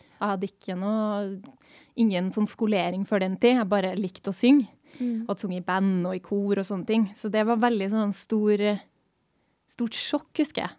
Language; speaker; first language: Norwegian; native; Norwegian